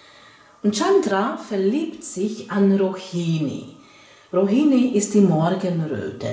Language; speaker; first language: German; non-native, fluent; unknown